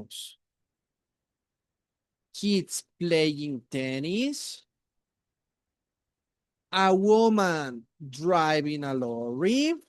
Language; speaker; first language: English; non-native, fluent; Spanish